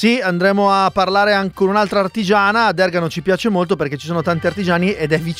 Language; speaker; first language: Italian; native; Italian